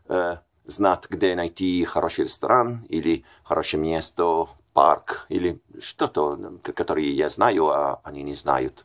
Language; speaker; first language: Russian; non-native, fluent; Italian